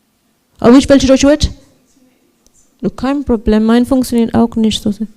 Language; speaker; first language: German; non-native, learner; English